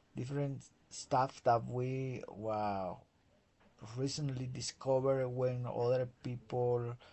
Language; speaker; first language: English; non-native, fluent; Spanish